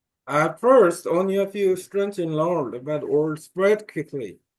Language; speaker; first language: English; non-native, learner; Korean